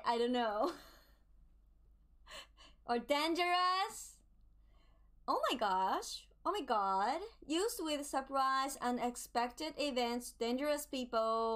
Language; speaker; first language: English; non-native, learner; Japanese